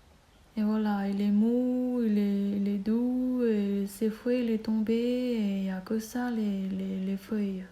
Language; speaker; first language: French; non-native, learner; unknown